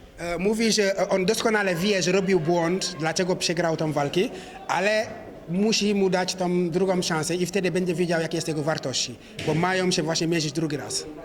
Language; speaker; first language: Polish; non-native, learner; Wolof